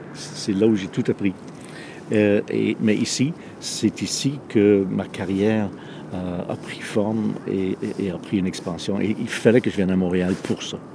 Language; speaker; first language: French; non-native, local second language; English